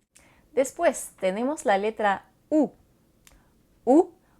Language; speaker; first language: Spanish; non-native, fluent; French